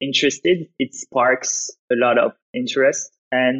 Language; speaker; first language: English; non-native, fluent; French